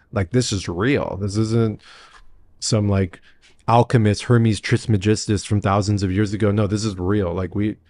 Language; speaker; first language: English; native; English